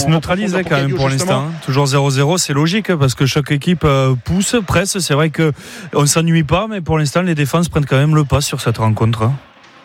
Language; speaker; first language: French; native; French